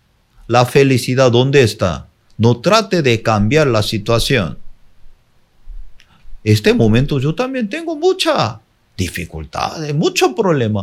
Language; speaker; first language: Spanish; non-native, fluent; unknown